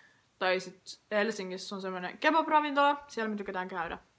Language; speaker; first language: Finnish; native; Finnish